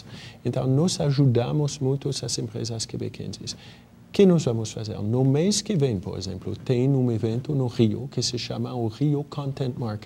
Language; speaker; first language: Portuguese; non-native, fluent; French